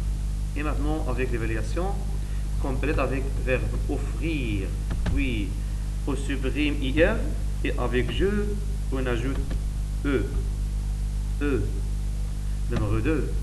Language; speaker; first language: French; non-native, learner; Arabic